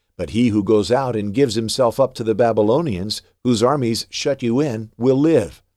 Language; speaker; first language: English; native; English